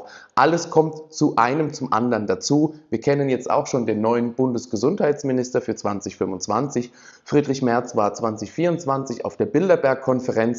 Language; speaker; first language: German; native; German